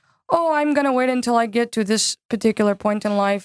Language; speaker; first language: English; native; English